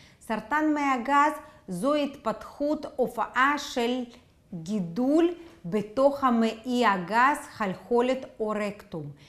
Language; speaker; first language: Hebrew; non-native, fluent; Russian